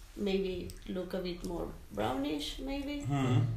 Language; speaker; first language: English; non-native, fluent; Spanish